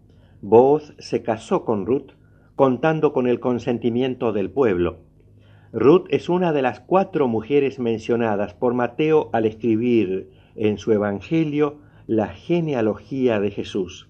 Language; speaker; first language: Spanish; native; Spanish